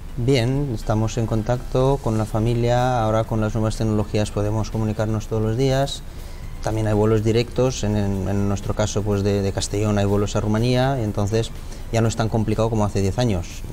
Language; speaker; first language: Spanish; non-native, fluent; Romanian